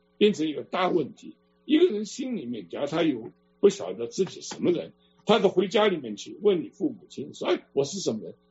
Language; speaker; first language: Chinese; non-native, local second language; Cantonese